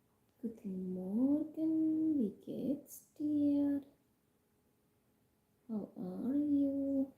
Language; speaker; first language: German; non-native, learner; Indonesian